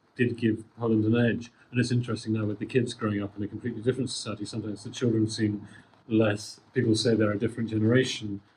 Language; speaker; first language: English; native; English